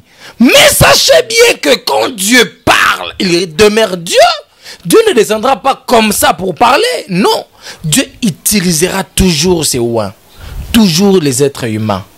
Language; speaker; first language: French; non-native, local second language; Lingala